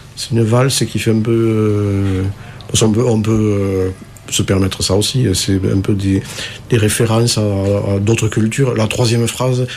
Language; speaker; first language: French; native; French